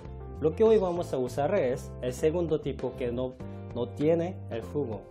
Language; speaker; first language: Spanish; non-native, fluent; Korean